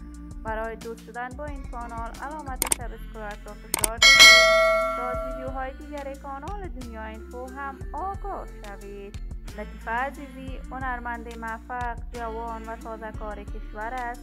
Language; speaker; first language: Persian; native; Persian